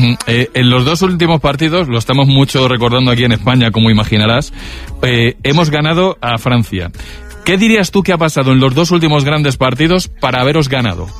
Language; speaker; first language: Spanish; native; Spanish